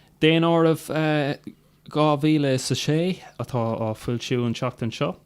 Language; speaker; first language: Irish; non-native, local second language; English